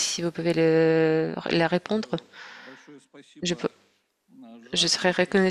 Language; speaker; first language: French; non-native, fluent; Russian